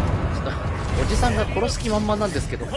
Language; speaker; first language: Japanese; native; Japanese